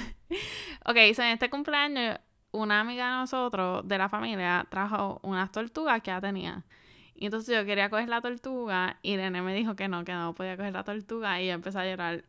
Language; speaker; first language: Spanish; early bilingual, other home language; English